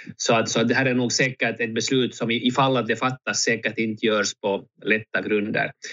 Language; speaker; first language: Swedish; native; Swedish